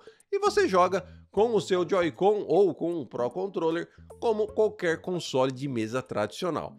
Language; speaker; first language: Portuguese; native; Portuguese